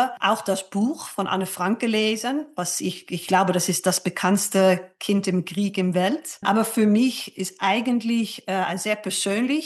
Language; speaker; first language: German; non-native, fluent; Dutch